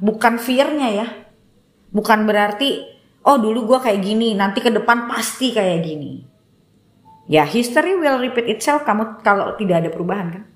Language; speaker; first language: Indonesian; native; Indonesian